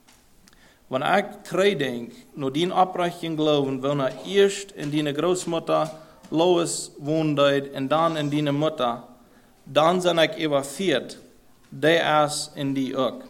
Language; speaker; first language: Dutch; non-native, learner; German